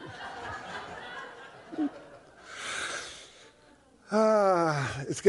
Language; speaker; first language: English; native; English